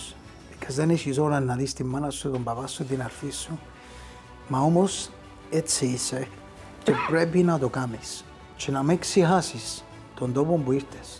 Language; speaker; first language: Greek; early bilingual, heritage; Greek